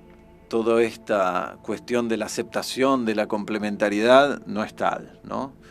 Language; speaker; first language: Spanish; native; Spanish